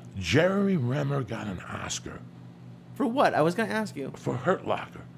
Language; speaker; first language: English; non-native, fluent; Spanish